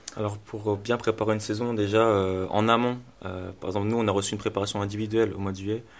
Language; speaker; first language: French; native; French